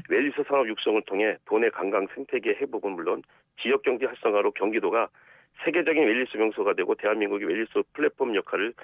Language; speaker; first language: Korean; native; Korean